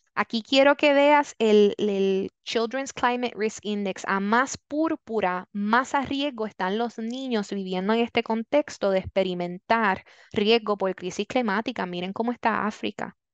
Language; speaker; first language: Spanish; native; Spanish